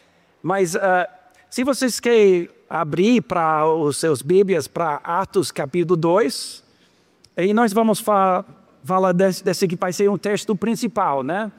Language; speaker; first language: Portuguese; non-native, fluent; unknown